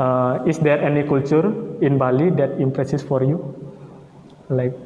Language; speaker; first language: English; non-native, learner; Indonesian